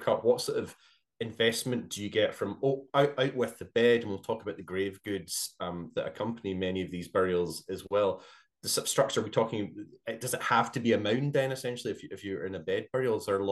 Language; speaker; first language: English; native; English